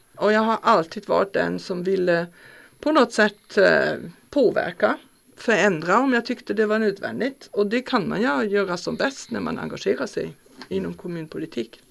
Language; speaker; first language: Swedish; non-native, fluent; German